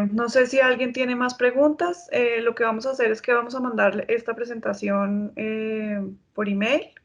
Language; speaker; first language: Spanish; native; Spanish